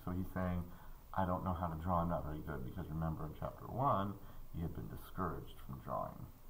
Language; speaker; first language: English; native; English